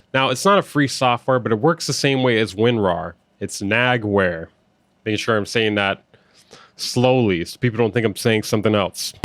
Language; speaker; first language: English; native; English